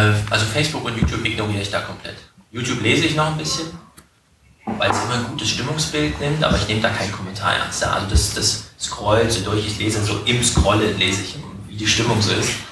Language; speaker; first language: German; native; German